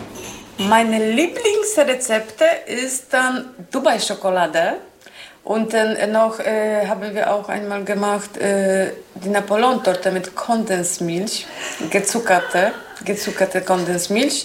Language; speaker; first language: German; non-native, learner; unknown